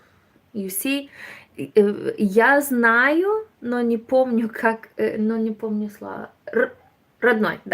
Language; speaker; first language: Russian; non-native, learner; Romanian